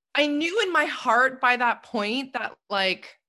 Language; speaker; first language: English; native; English